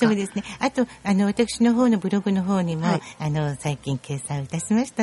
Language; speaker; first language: Japanese; native; Japanese